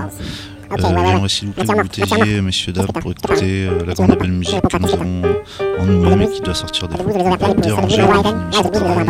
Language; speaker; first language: French; native; French